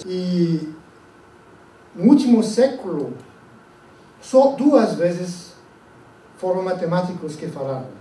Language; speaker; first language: Portuguese; non-native, fluent; French